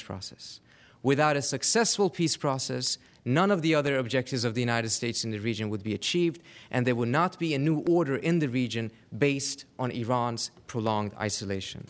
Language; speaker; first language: English; non-native, fluent; Persian